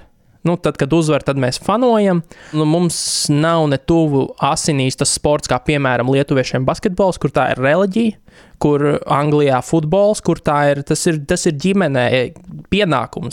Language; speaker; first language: Latvian; native; Latvian